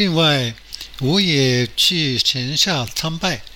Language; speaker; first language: Chinese; non-native, fluent; Japanese